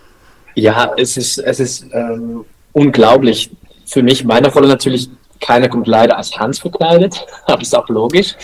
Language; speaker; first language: German; non-native, learner; Dutch